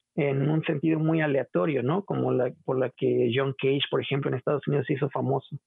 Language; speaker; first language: Spanish; native; Spanish